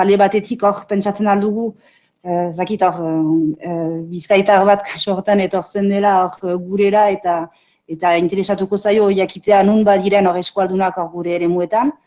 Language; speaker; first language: Basque; native; Basque